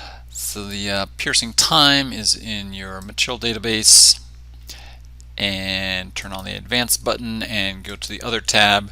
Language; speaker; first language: English; native; English